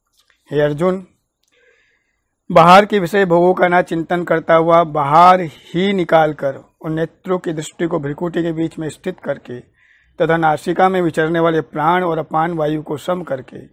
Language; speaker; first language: Hindi; native; Hindi